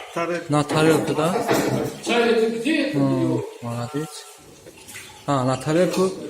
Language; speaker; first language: Russian; non-native, learner; Tajik